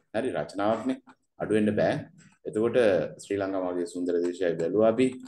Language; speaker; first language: Sinhala; non-native, local second language; Tamil